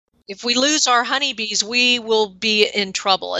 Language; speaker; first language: English; native; English